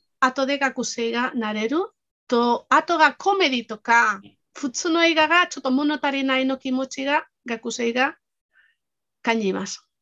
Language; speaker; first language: Japanese; non-native, fluent; Spanish